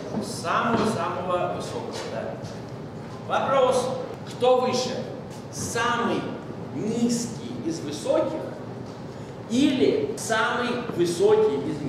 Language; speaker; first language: Russian; native; Russian